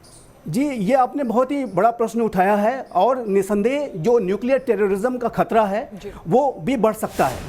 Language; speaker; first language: Hindi; native; Hindi